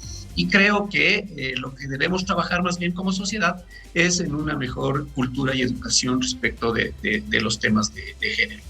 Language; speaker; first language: Spanish; native; Spanish